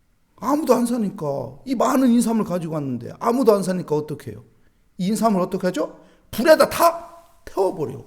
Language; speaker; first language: Korean; native; Korean